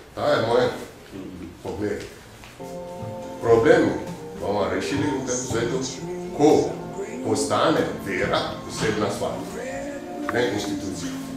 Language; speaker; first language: Slovenian; non-native, fluent; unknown